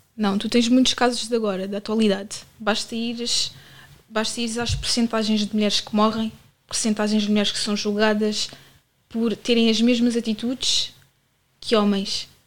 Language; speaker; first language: Portuguese; native; Portuguese